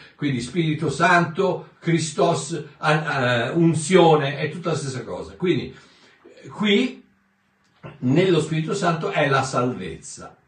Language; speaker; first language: Italian; native; Italian